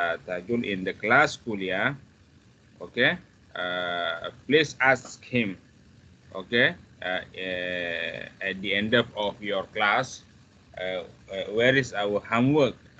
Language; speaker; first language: English; non-native, fluent; Buginese